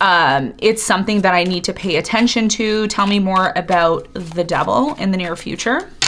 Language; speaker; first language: English; native; English